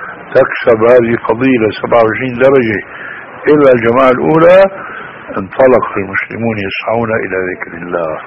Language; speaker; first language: Arabic; native; Arabic